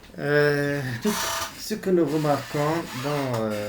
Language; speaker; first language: French; non-native, local second language; Arabic